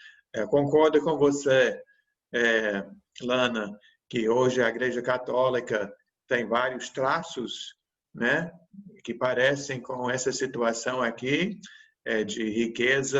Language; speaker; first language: Portuguese; native; Portuguese